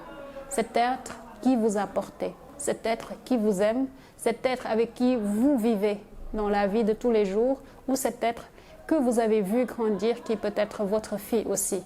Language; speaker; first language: French; non-native, local second language; Wolof